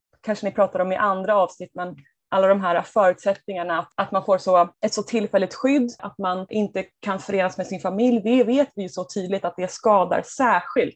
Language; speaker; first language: Swedish; native; Swedish